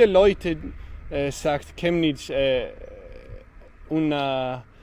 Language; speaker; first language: German; non-native, learner; English